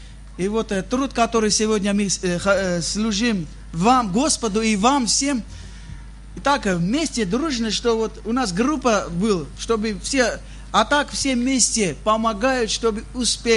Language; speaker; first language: Russian; non-native, fluent; Armenian